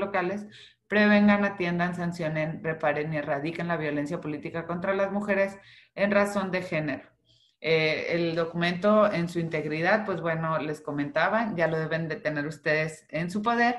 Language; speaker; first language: Spanish; native; Spanish